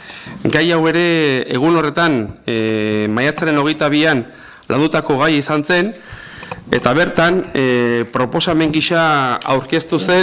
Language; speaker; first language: Basque; native; Basque